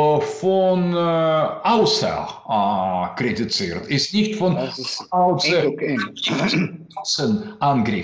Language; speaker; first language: German; non-native, learner; Russian